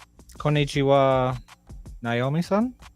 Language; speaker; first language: Japanese; non-native, learner; English